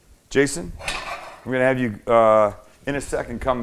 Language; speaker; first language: English; native; English